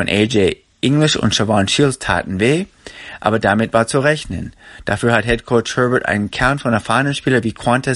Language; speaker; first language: German; native; German